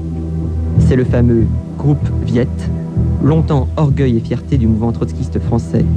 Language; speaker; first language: French; native; French